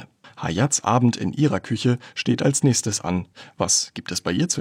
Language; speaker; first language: German; native; German